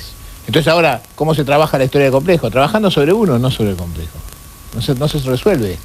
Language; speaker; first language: Spanish; native; Spanish